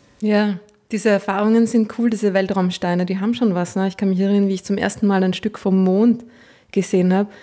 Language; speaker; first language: German; native; German